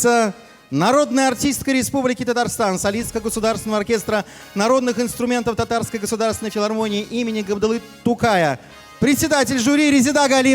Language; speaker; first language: Russian; native; Russian